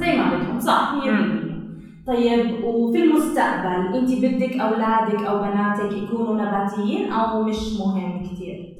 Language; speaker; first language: Arabic; native; Arabic